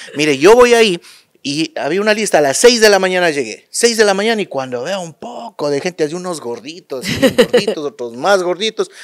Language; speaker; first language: Spanish; native; Spanish